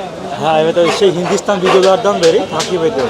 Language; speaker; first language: Turkish; non-native, fluent; Bangla